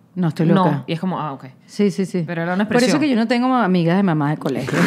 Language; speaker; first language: Spanish; native; Spanish